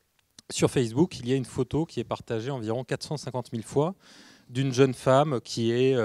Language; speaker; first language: French; native; French